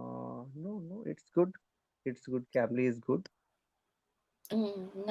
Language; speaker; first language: English; non-native, learner; Kannada